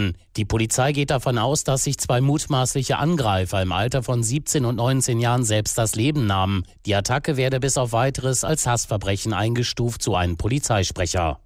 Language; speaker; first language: German; native; German